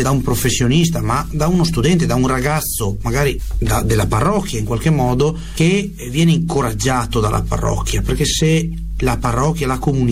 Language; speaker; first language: Italian; native; Italian